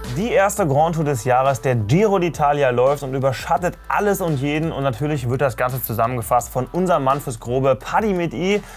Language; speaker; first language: German; native; German